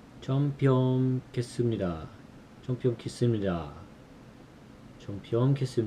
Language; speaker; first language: Korean; non-native, learner; English